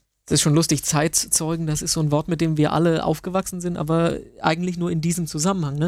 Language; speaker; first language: German; native; German